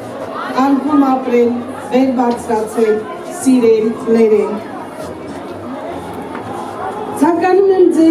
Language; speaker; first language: Armenian; native; Armenian